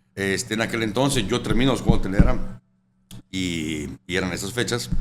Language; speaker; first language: Spanish; non-native, fluent; Italian